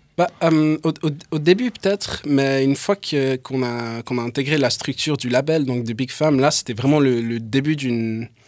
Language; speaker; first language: French; early bilingual, other home language; English